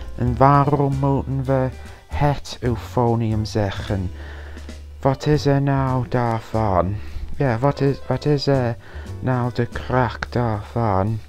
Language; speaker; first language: Dutch; non-native, learner; English